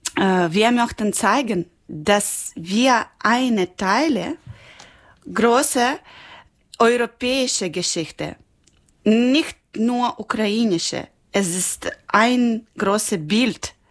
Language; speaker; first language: German; non-native, learner; Ukrainian